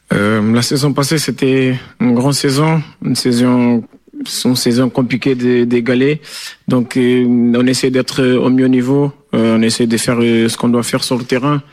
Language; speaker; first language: French; non-native, fluent; Portuguese